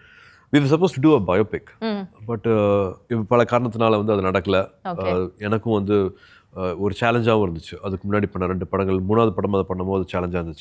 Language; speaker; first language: Tamil; native; Tamil